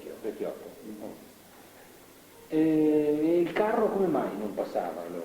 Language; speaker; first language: Italian; native; Italian